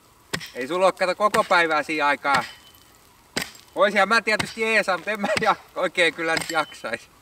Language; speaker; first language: Finnish; native; Finnish